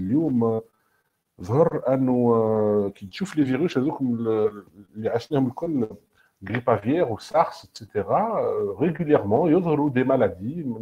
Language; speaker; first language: French; non-native, local second language; Arabic